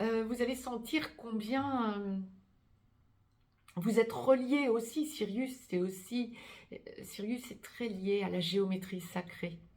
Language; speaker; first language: French; native; French